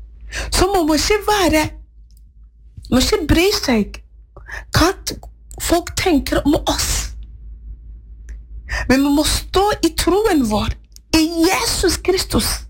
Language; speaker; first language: Norwegian; non-native, fluent; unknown